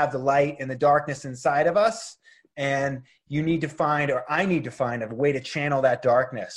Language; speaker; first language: English; native; English